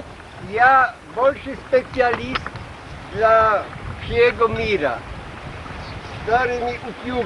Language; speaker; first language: Russian; non-native, learner; Polish